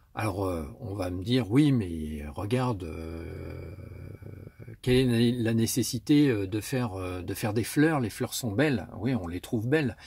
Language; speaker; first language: French; native; French